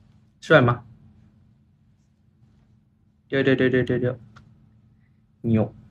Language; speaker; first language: Chinese; non-native, learner; Japanese